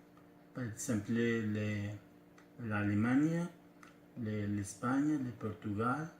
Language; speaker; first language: French; non-native, learner; Spanish